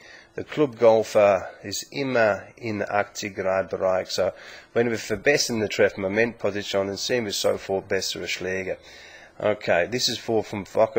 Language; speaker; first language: German; non-native, learner; English